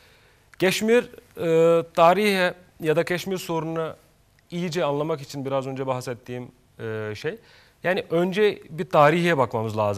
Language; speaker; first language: Turkish; non-native, fluent; Kashmiri